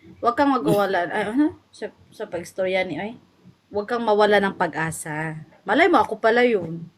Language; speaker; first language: Filipino; non-native, local second language; Cebuano